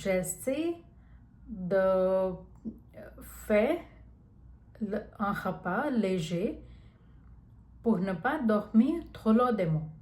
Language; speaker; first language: French; non-native, learner; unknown